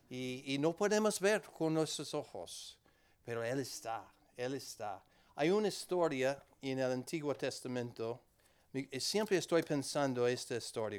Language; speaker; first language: Spanish; non-native, learner; English